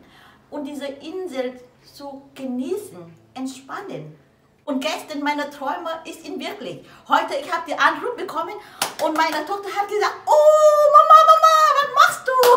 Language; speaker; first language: German; non-native, learner; Vietnamese